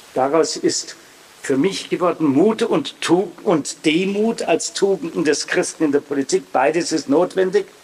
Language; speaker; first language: German; native; German